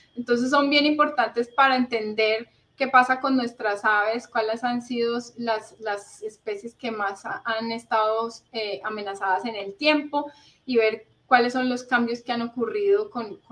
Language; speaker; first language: Spanish; native; Spanish